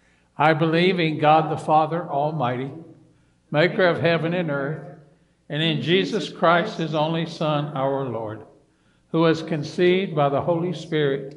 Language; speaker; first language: English; native; English